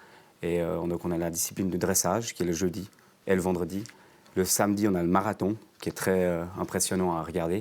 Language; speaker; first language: French; native; French